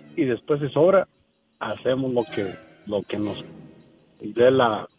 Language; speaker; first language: Spanish; native; Spanish